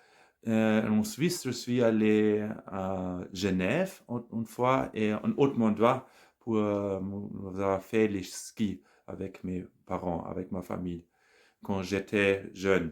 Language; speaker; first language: French; non-native, learner; German